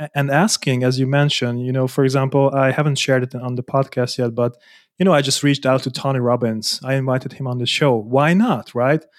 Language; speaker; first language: English; non-native, fluent; Hungarian